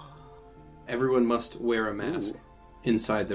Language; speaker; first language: English; native; English